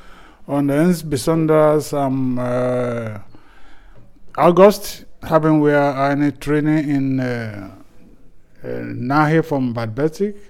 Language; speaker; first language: German; non-native, fluent; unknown